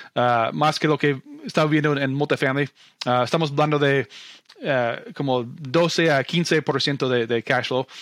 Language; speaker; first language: Spanish; non-native, fluent; English